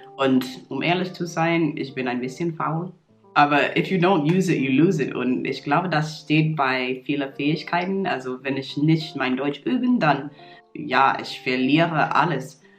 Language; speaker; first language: German; non-native, fluent; English